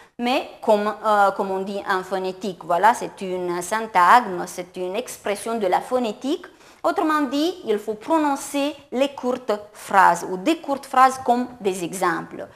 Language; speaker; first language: French; non-native, fluent; Romanian